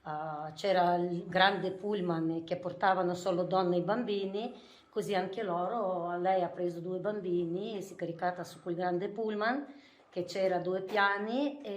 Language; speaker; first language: Italian; non-native, fluent; Ukrainian